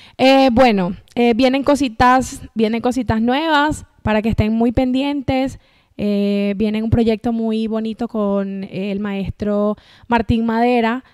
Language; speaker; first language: Spanish; native; Spanish